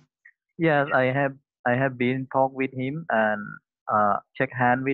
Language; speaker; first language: English; non-native, learner; Thai